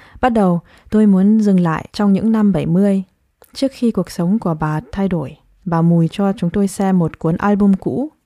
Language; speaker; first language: Vietnamese; early bilingual, heritage; Vietnamese